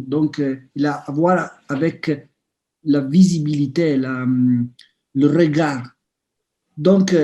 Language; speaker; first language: French; non-native, fluent; Italian